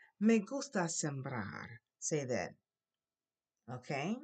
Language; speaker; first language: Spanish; non-native, learner; English